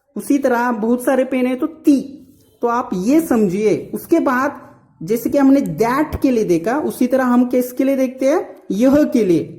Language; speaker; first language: Hindi; non-native, local second language; Marathi